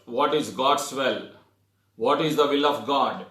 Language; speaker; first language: English; non-native, local second language; Telugu